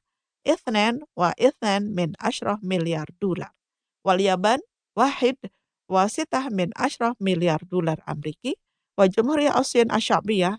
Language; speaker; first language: Arabic; non-native, fluent; Indonesian